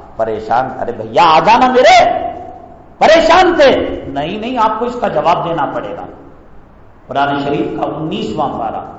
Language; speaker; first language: Urdu; native; Urdu